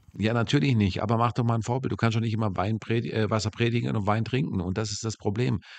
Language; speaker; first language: German; native; German